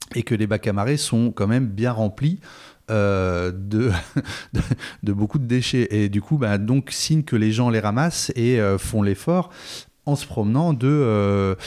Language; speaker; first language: French; native; French